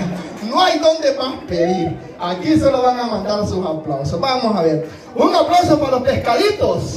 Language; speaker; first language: Spanish; native; Spanish